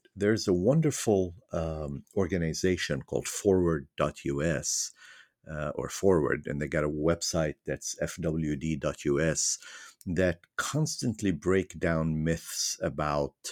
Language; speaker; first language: English; non-native, fluent; Arabic